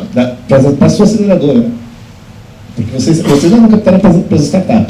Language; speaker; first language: Portuguese; native; Portuguese